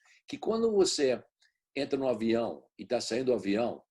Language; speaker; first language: Portuguese; early bilingual, heritage; Portuguese